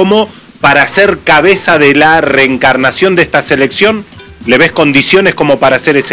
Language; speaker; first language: Spanish; native; Spanish